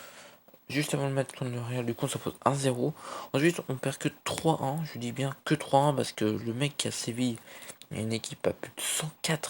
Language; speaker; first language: French; native; French